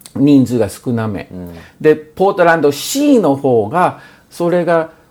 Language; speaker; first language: Japanese; non-native, fluent; English